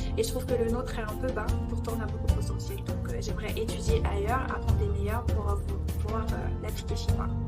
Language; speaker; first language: French; native; French